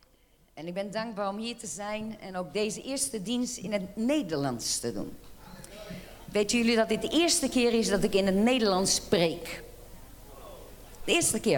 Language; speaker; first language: Dutch; non-native, fluent; Portuguese